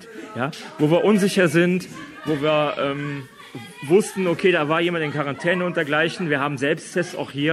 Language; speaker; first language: German; native; German